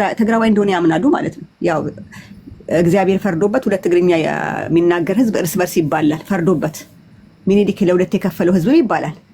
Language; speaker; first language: Amharic; non-native, local second language; Tigrinya